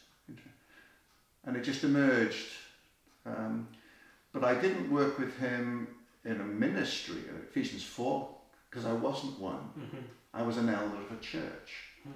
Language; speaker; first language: English; native; English